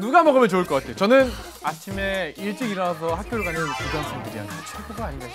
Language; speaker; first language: Korean; native; Korean